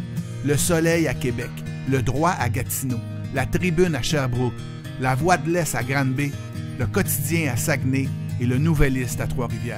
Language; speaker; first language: French; native; French